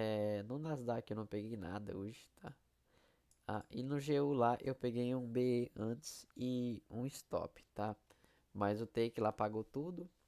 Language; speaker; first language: Portuguese; native; Portuguese